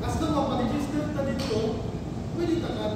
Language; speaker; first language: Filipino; non-native, local second language; Cebuano